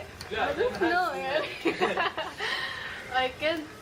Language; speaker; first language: English; non-native, learner; Arabic